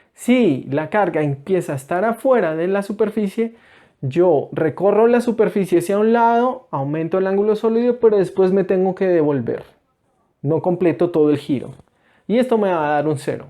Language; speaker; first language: Spanish; native; Spanish